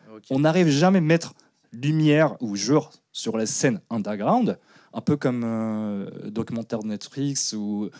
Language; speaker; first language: French; non-native, fluent; Japanese